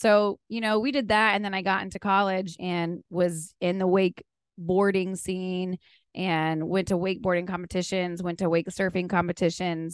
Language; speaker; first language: English; native; English